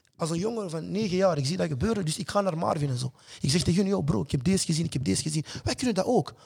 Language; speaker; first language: Dutch; early bilingual, other home language; French